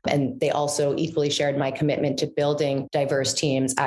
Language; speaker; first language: English; native; English